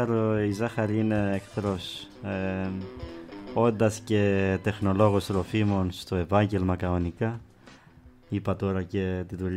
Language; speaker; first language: Greek; native; Greek